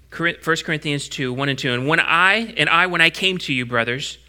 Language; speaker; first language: English; native; English